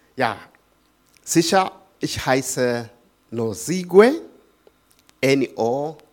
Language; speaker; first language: German; non-native, learner; Swahili